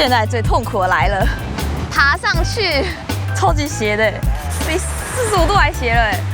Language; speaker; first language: Chinese; native; Chinese